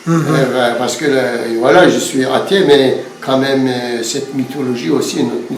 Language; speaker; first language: French; non-native, fluent; Turkish